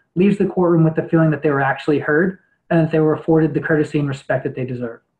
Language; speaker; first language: English; native; English